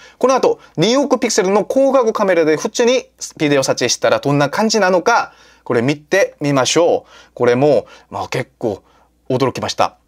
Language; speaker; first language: Japanese; non-native, fluent; Korean